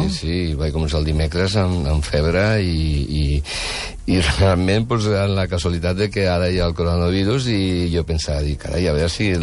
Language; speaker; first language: Catalan; early bilingual, other home language; Chinese